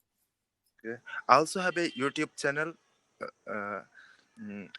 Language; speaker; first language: English; non-native, learner; Bangla